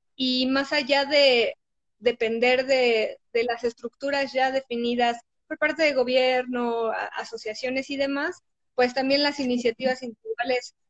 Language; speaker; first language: Spanish; native; Spanish